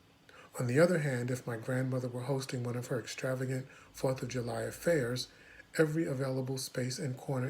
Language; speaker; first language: English; native; English